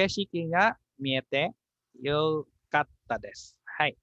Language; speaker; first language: Japanese; non-native, fluent; Filipino